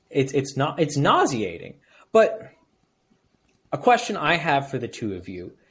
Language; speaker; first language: English; native; English